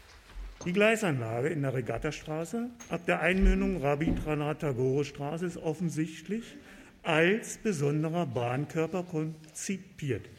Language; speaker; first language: German; native; German